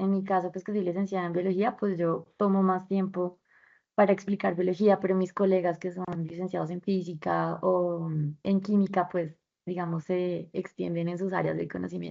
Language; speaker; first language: Spanish; native; Spanish